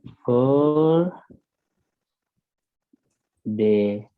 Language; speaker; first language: French; non-native, learner; Filipino